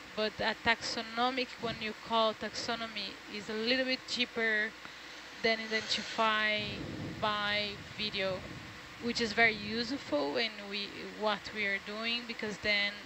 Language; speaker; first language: English; non-native, fluent; Portuguese